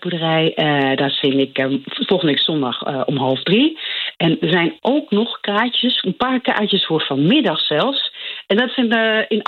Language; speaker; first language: Dutch; non-native, local second language; Low German